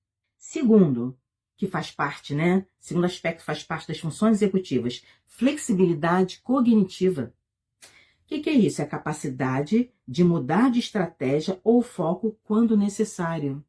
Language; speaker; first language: Portuguese; native; Portuguese